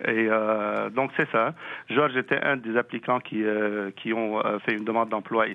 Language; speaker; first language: French; non-native, local second language; Arabic